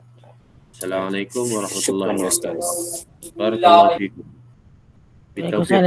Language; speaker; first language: Arabic; non-native, fluent; Malay